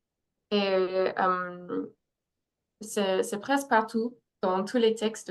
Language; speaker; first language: French; non-native, fluent; English